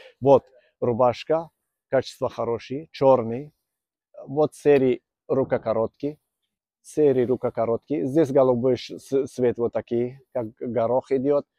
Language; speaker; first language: Russian; non-native, learner; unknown